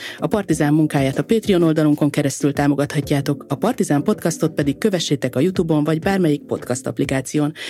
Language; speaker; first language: Hungarian; native; Hungarian